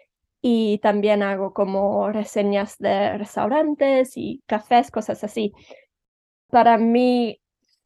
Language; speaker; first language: Spanish; early bilingual, heritage; Spanish